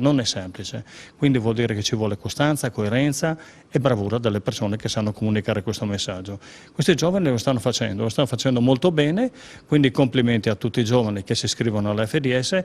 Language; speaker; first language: Italian; native; Italian